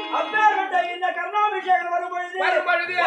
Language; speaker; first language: Tamil; native; Tamil